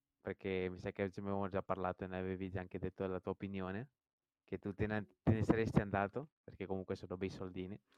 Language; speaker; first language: Italian; native; Italian